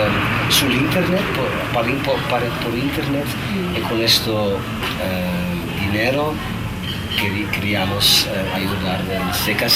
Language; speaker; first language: Spanish; non-native, learner; Dutch